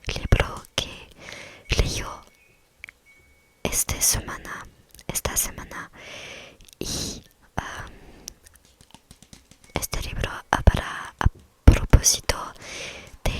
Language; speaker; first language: Spanish; non-native, learner; French